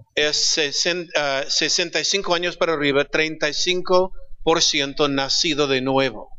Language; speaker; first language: Spanish; non-native, fluent; English